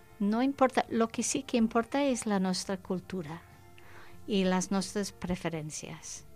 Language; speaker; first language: Catalan; non-native, fluent; English